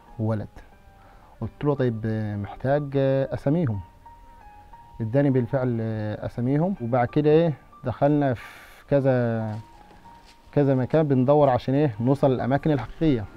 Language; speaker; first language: Egyptian Arabic; non-native, local second language; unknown